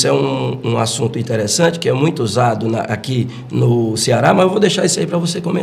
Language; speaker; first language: Portuguese; native; Portuguese